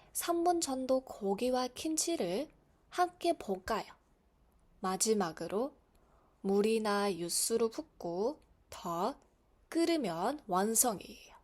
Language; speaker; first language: Korean; non-native, fluent; Mongolian